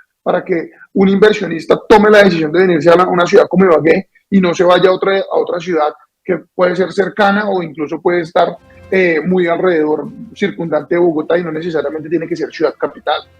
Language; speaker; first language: Spanish; native; Spanish